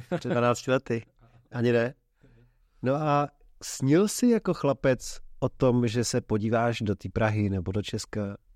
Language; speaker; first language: Czech; native; Czech